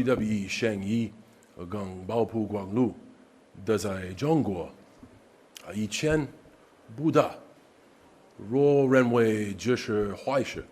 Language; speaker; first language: Chinese; non-native, learner; English